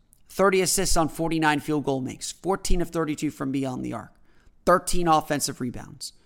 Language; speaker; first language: English; native; English